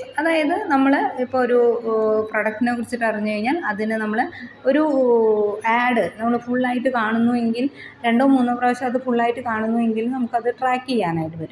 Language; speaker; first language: Malayalam; native; Malayalam